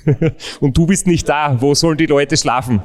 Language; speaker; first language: German; native; German